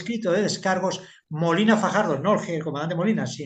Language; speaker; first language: Spanish; native; Spanish